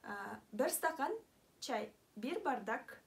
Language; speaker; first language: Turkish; non-native, fluent; Kazakh